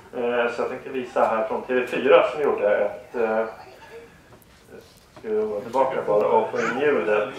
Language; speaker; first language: Swedish; native; Swedish